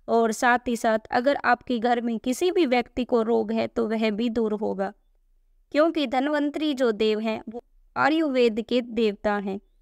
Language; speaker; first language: Hindi; native; Hindi